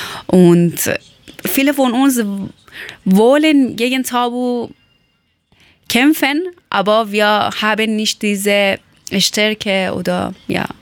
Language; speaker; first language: German; non-native, learner; Persian